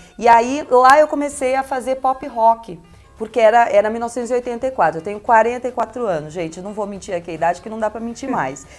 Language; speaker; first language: Portuguese; early bilingual, other home language; Spanish